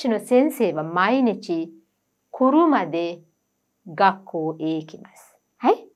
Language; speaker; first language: Japanese; non-native, fluent; Sinhala